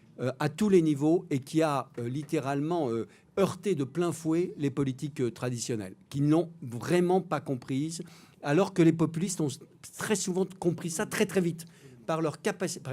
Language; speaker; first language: French; native; French